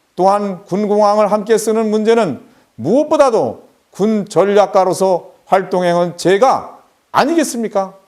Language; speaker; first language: Korean; native; Korean